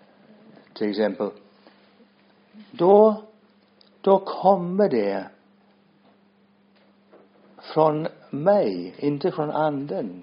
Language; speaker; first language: Swedish; non-native, fluent; English